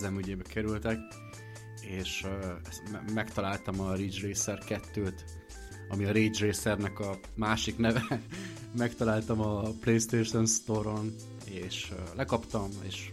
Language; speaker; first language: Hungarian; native; Hungarian